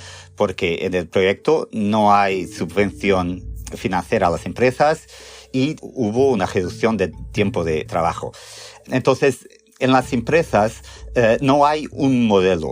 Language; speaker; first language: Spanish; non-native, fluent; Portuguese